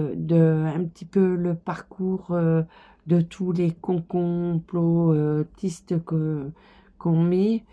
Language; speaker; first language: French; native; French